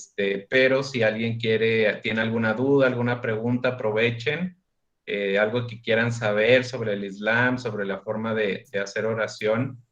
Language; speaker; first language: Spanish; native; Spanish